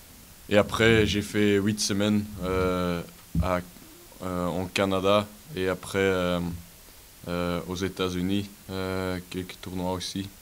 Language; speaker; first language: French; non-native, local second language; Dutch